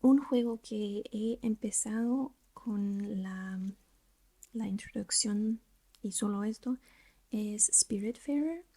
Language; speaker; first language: Spanish; non-native, learner; English